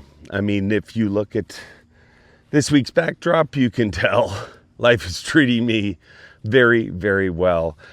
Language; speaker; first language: English; native; English